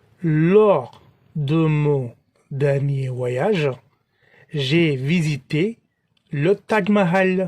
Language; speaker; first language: French; non-native, fluent; Tamil